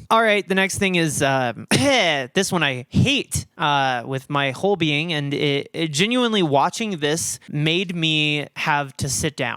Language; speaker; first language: English; native; English